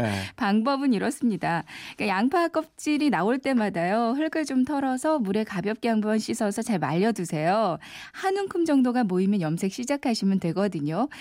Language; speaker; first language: Korean; native; Korean